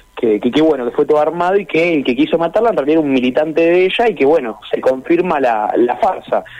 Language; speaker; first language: Spanish; native; Spanish